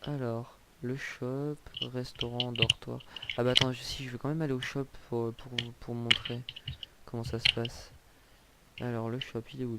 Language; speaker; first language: French; native; French